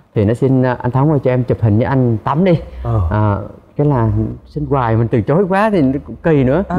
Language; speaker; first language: Vietnamese; native; Vietnamese